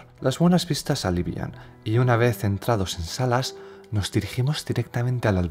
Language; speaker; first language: Spanish; native; Spanish